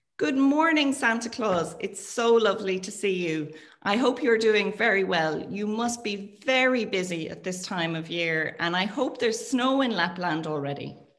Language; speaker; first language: English; native; English